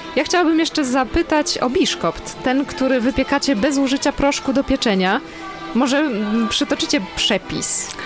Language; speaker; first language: Polish; native; Polish